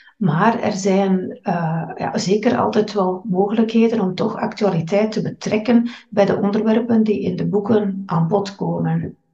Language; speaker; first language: Dutch; native; Dutch